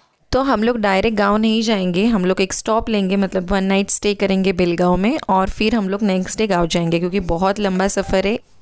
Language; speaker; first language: Hindi; native; Hindi